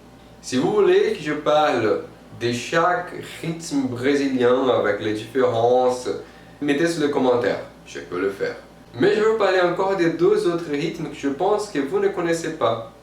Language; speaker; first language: French; non-native, fluent; Portuguese